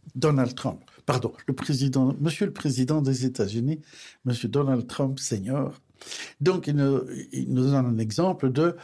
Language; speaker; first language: French; native; French